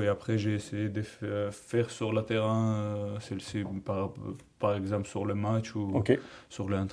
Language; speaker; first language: French; non-native, learner; Georgian